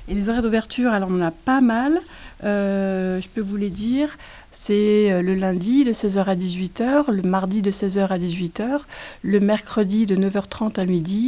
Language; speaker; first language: French; native; French